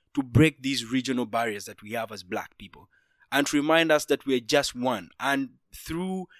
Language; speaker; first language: English; non-native, local second language; Ganda